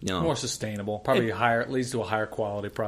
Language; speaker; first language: English; native; English